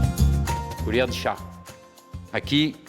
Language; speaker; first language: Portuguese; non-native, fluent; French